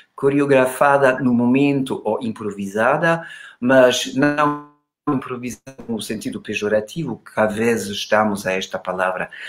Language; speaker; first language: Portuguese; non-native, fluent; German